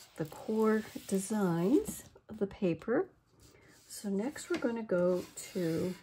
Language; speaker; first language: English; native; English